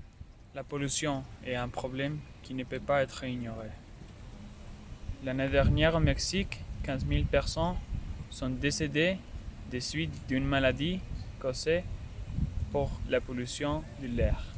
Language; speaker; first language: French; non-native, learner; Spanish